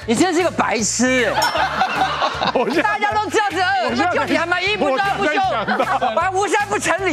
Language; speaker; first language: Chinese; native; Chinese